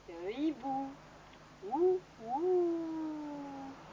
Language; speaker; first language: French; native; French